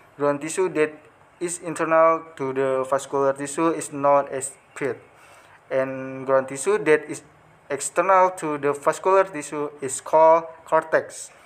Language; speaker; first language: English; non-native, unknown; Indonesian